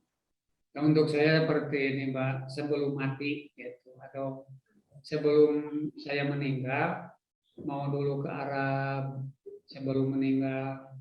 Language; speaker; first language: Indonesian; non-native, local second language; Sundanese